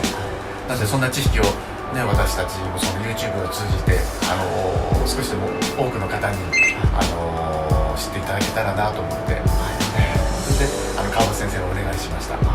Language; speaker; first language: Japanese; native; Japanese